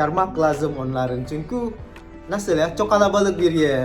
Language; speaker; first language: Turkish; non-native, learner; Indonesian